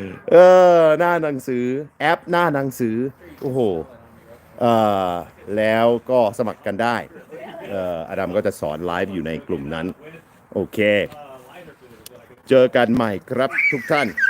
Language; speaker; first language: Thai; non-native, fluent; English